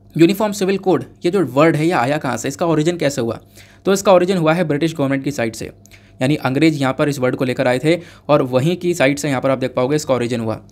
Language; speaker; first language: Hindi; native; Hindi